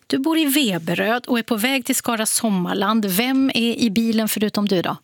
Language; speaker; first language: Swedish; native; Swedish